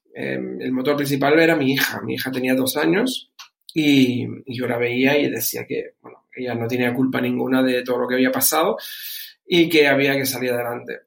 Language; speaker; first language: Spanish; early bilingual, other home language; German